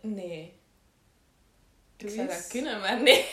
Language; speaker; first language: Dutch; native; Dutch